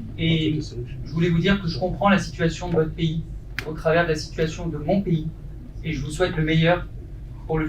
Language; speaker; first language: French; early bilingual, other home language; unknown